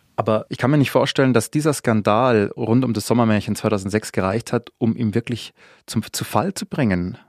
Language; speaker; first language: German; native; German